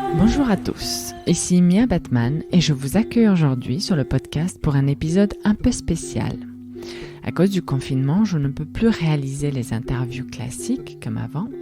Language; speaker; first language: French; non-native, fluent; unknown